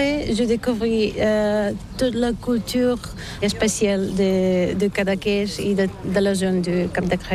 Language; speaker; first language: French; non-native, learner; Bulgarian